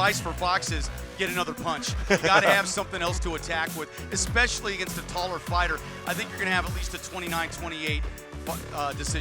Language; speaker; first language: English; native; English